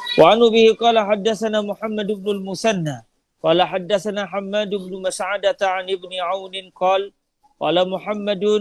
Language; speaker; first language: Arabic; non-native, fluent; Malay